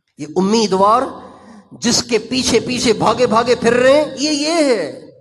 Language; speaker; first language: Urdu; non-native, local second language; Sindhi